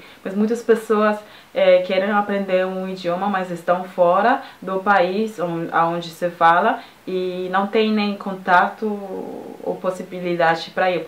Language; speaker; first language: Portuguese; non-native, fluent; French